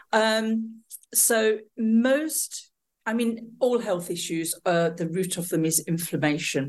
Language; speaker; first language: English; native; English